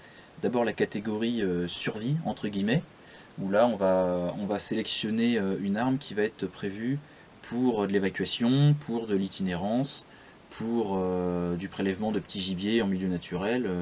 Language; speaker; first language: French; native; French